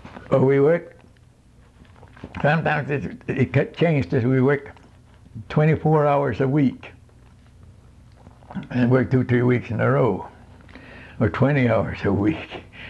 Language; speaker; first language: English; non-native, fluent; Swedish